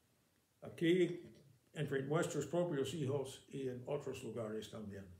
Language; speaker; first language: Spanish; non-native, fluent; English